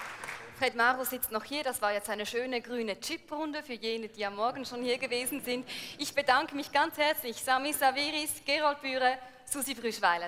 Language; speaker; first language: German; native; German